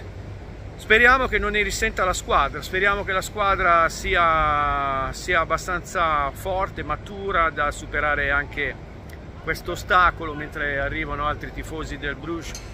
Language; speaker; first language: Italian; native; Italian